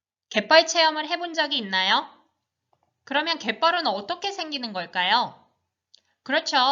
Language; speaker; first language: Korean; native; Korean